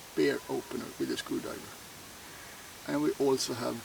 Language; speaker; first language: English; non-native, fluent; Swedish